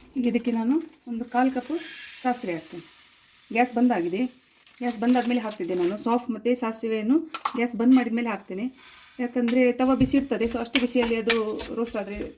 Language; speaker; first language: Kannada; non-native, local second language; Konkani